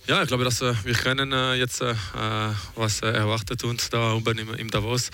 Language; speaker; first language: German; non-native, local second language; French